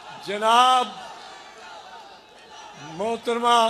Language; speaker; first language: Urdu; non-native, local second language; Punjabi